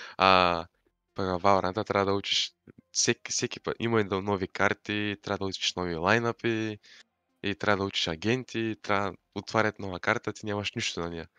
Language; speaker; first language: Bulgarian; non-native, local second language; Turkish